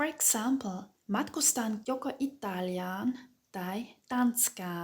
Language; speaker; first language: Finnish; non-native, fluent; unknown